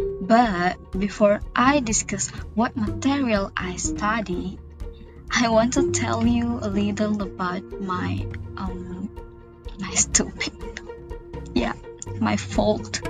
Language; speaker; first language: English; non-native, learner; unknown